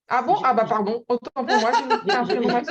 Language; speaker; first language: French; native; French